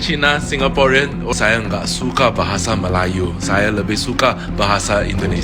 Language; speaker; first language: Indonesian; non-native, learner; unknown